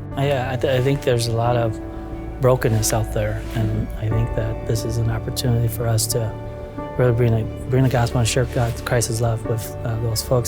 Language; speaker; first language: English; early bilingual, other home language; Hmong